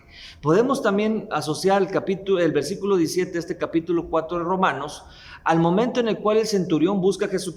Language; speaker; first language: Spanish; native; Spanish